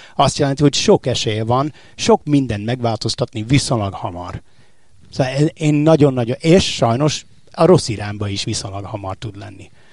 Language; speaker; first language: Hungarian; non-native, fluent; English